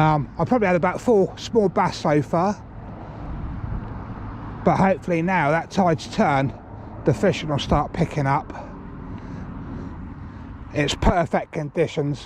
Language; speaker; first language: English; native; English